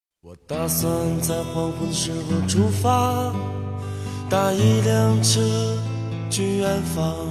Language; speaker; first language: Chinese; native; Chinese